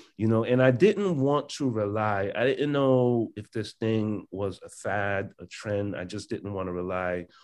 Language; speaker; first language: English; early bilingual, other home language; Haitian Creole